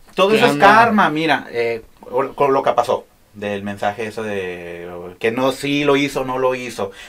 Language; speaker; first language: Spanish; native; Spanish